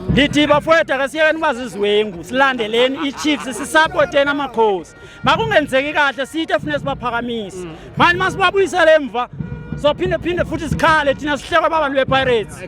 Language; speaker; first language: Zulu; non-native, local second language; Xhosa